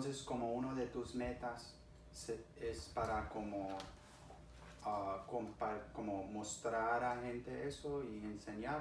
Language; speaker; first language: Spanish; early bilingual, other home language; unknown